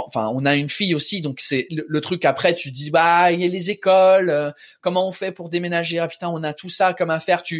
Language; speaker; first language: French; early bilingual, other home language; English